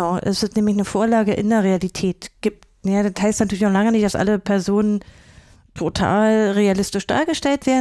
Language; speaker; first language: German; native; German